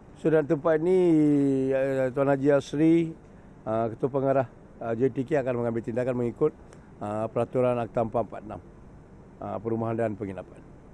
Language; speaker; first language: Malay; non-native, local second language; Tamil